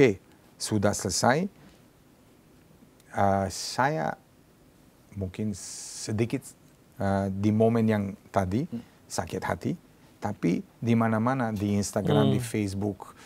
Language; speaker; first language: Indonesian; non-native, fluent; Serbian